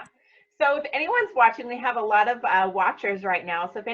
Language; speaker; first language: English; native; English